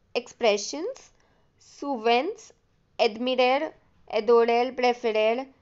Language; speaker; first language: Hindi; native; Hindi